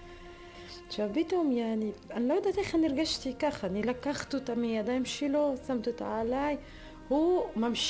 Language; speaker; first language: Hebrew; non-native, learner; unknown